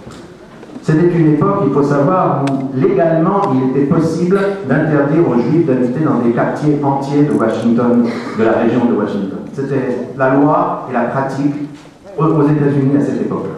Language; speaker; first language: French; native; French